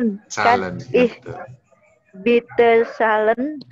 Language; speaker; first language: German; non-native, learner; Indonesian